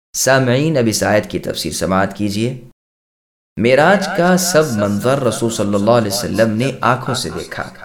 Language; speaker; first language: Urdu; native; Urdu